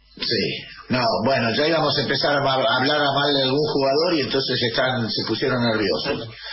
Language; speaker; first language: Spanish; native; Spanish